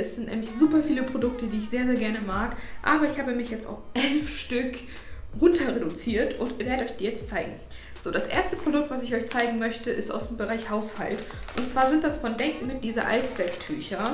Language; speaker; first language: German; native; German